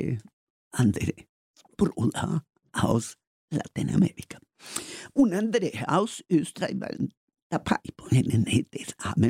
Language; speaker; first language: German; non-native, learner; Spanish